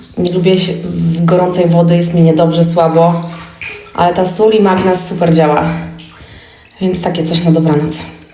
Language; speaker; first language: Polish; native; Polish